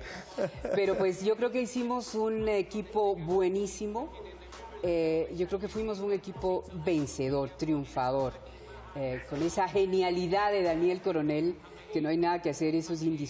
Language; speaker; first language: Spanish; early bilingual, heritage; Spanish